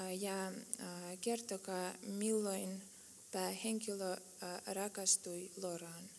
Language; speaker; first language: Finnish; non-native, fluent; Russian